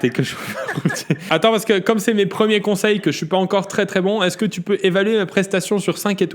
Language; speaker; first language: French; native; French